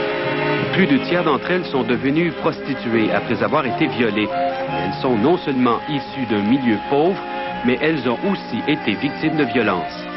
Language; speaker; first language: French; native; French